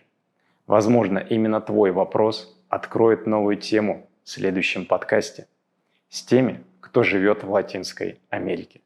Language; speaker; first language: Russian; native; Russian